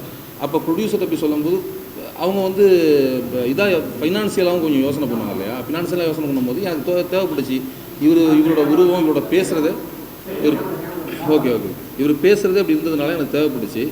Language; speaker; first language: Tamil; native; Tamil